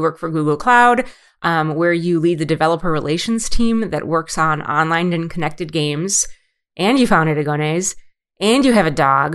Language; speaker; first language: English; native; English